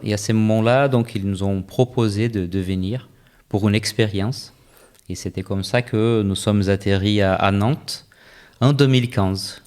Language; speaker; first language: French; non-native, fluent; Portuguese